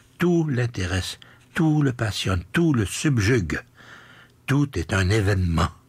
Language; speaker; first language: French; native; French